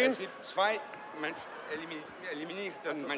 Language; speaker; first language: German; non-native, fluent; Italian